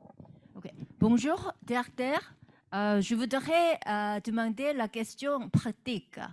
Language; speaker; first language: French; non-native, learner; Korean